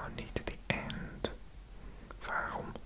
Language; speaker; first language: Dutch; non-native, learner; English